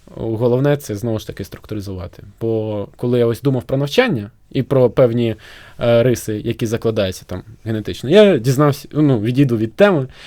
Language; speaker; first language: Ukrainian; non-native, local second language; Russian